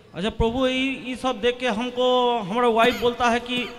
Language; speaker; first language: Hindi; non-native, local second language; Bangla